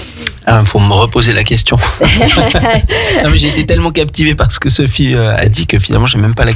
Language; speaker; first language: French; native; French